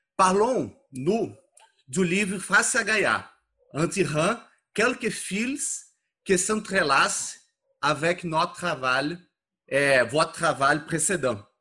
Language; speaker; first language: French; non-native, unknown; Portuguese